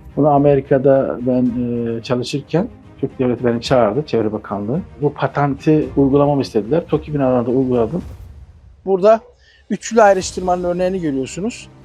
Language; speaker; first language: Turkish; native; Turkish